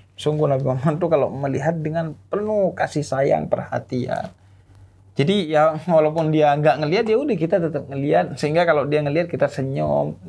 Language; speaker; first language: Indonesian; native; Indonesian